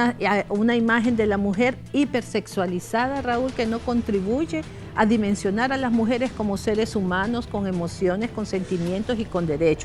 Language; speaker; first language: Spanish; native; Spanish